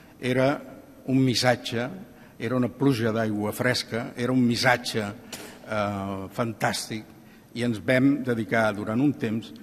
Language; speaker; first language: Catalan; non-native, local second language; Spanish